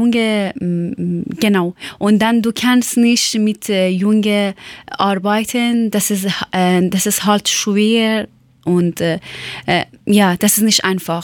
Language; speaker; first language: German; non-native, learner; Persian